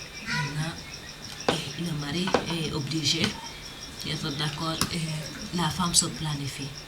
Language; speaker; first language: French; non-native, learner; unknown